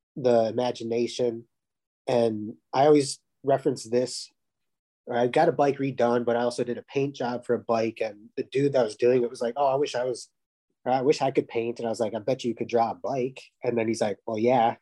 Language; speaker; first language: English; native; English